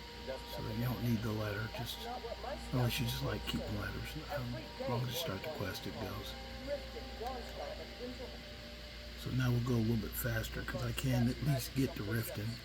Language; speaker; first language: English; native; English